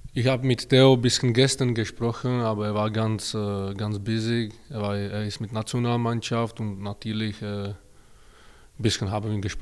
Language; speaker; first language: German; non-native, learner; Czech